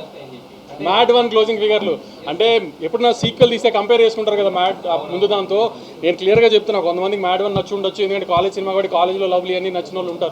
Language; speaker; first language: Telugu; native; Telugu